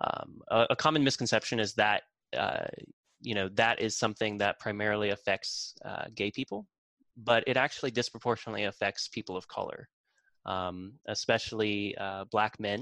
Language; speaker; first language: English; native; English